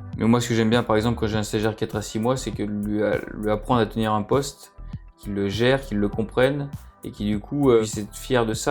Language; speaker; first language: French; native; French